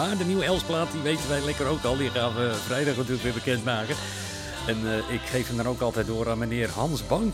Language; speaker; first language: Dutch; native; Dutch